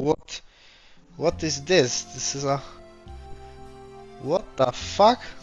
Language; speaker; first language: English; non-native, learner; Polish